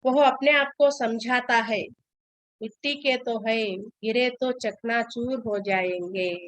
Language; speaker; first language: Hindi; non-native, local second language; Telugu